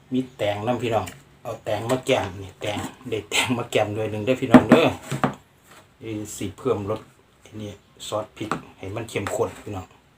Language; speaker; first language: Thai; native; Thai